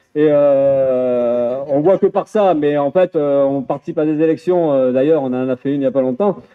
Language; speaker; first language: French; native; French